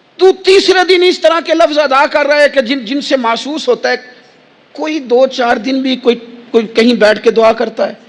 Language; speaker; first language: Urdu; non-native, local second language; Punjabi